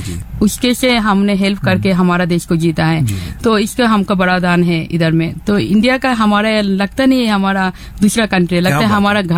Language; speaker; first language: Hindi; non-native, learner; Bangla